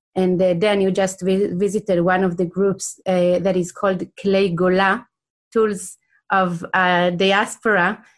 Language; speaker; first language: English; non-native, fluent; Hebrew